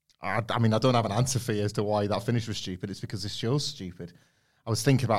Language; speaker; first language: English; native; English